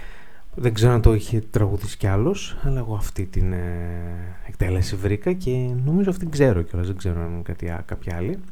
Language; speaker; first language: Greek; native; Greek